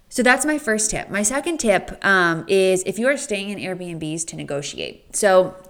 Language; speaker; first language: English; native; English